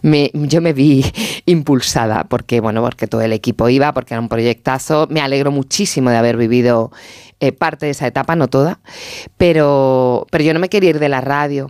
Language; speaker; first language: Spanish; native; Spanish